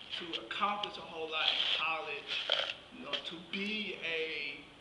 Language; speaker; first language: English; native; English